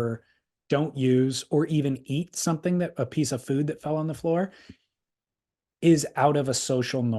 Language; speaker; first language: English; native; English